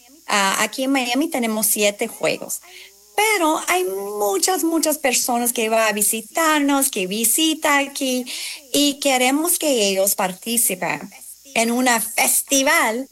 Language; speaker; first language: Spanish; non-native, fluent; English